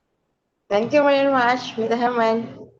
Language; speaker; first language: English; non-native, learner; Malay